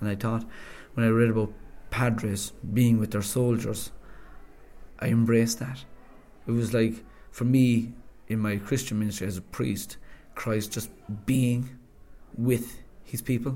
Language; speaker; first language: English; native; English